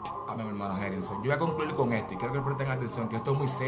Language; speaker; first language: Spanish; native; Spanish